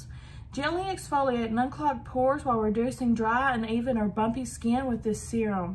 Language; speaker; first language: English; native; English